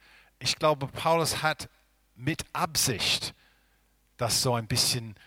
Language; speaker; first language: German; non-native, fluent; English